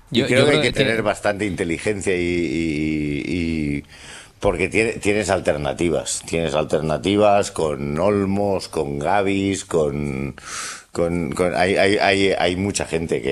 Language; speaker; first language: Spanish; native; Spanish